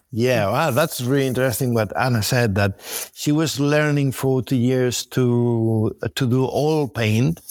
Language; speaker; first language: English; non-native, fluent; Spanish